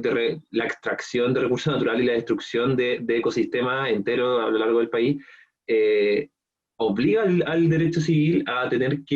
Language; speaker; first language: Spanish; native; Spanish